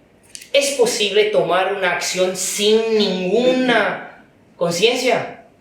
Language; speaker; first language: Spanish; non-native, fluent; Chinese